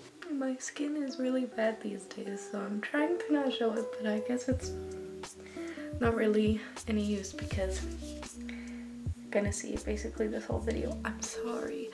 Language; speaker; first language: English; native; English